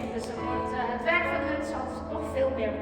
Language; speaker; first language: Dutch; non-native, fluent; Indonesian